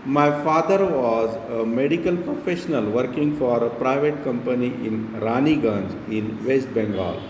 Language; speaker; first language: English; non-native, local second language; Marathi